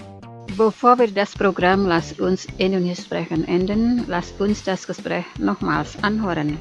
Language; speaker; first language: German; non-native, fluent; Indonesian